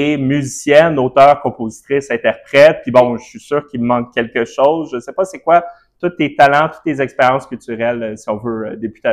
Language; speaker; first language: French; native; French